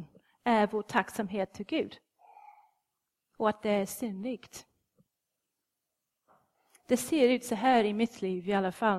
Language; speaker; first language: Swedish; non-native, fluent; English